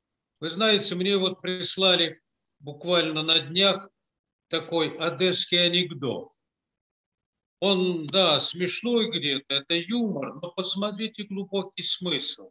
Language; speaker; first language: Russian; native; Russian